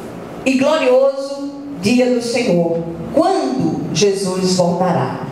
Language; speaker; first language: Portuguese; native; Portuguese